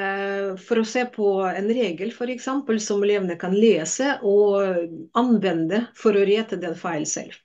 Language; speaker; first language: Norwegian; non-native, fluent; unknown